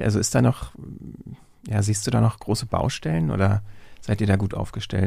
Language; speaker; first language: German; native; German